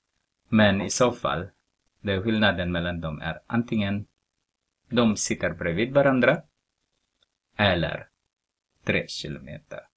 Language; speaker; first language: Swedish; non-native, fluent; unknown